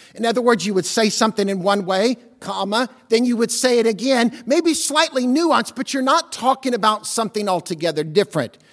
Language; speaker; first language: English; native; English